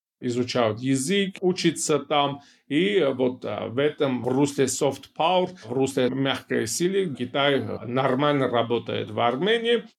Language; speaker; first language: Russian; non-native, local second language; Armenian